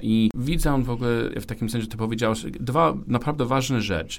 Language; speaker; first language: Polish; non-native, learner; English